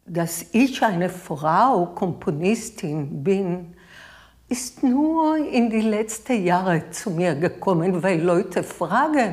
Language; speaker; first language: German; non-native, learner; Hebrew